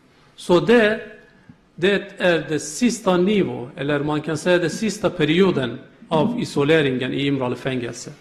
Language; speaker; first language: Swedish; non-native, learner; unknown